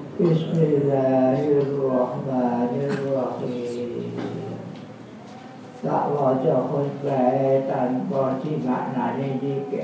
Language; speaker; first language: Arabic; non-native, fluent; Javanese